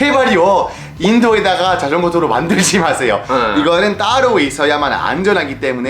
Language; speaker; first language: Korean; non-native, fluent; French